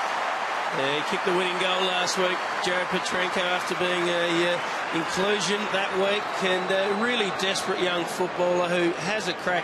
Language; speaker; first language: English; native; English